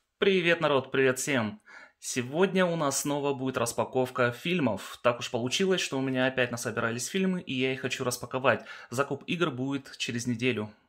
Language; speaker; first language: Russian; early bilingual, heritage; Russian